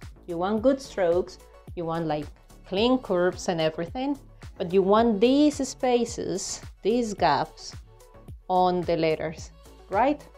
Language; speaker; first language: English; non-native, fluent; Spanish